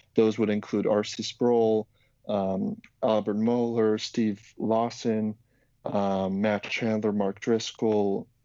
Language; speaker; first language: English; non-native, fluent; Slovak